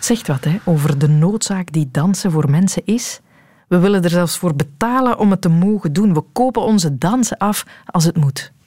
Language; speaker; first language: Dutch; native; Dutch